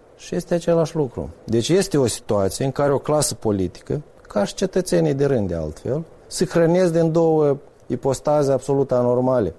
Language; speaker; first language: Romanian; native; Romanian